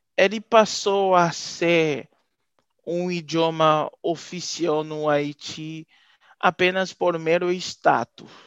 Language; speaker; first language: Portuguese; non-native, fluent; Haitian Creole